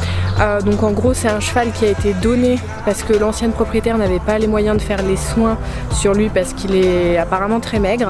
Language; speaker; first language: French; native; French